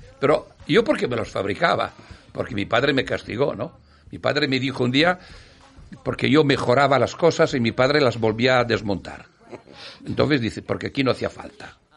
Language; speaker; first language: Spanish; non-native, fluent; Italian